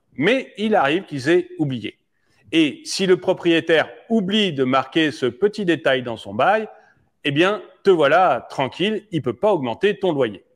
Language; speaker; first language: French; native; French